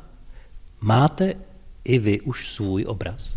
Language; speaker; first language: Czech; native; Czech